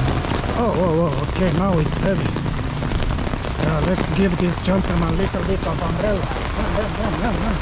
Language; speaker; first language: English; non-native, fluent; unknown